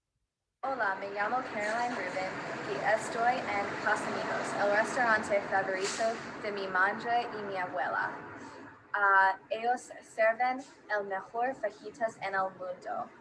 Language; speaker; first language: Spanish; non-native, learner; English